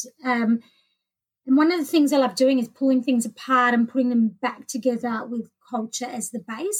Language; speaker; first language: English; native; English